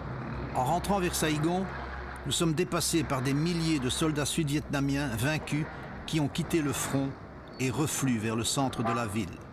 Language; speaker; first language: French; native; French